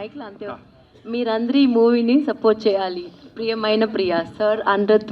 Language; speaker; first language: Telugu; non-native, learner; Tamil